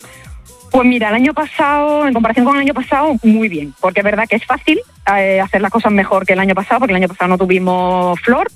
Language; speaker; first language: Spanish; native; Spanish